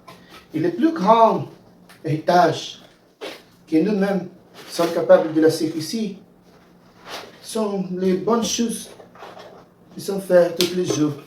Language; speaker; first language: French; non-native, learner; Portuguese